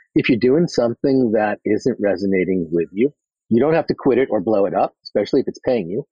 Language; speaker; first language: English; native; English